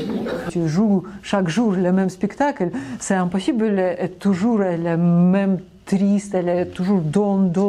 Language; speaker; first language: French; non-native, learner; Russian